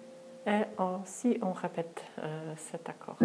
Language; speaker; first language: French; non-native, fluent; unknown